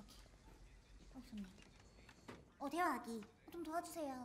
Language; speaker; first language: Korean; native; Korean